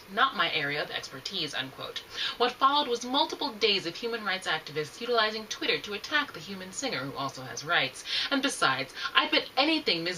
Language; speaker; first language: English; native; English